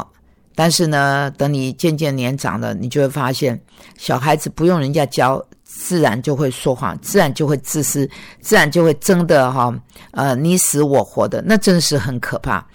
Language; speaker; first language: Chinese; native; Chinese